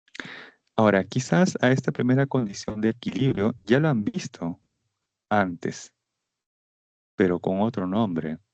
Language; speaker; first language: Spanish; native; Spanish